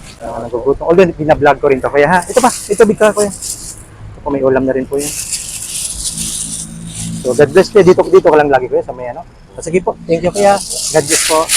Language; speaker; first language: Filipino; native; Filipino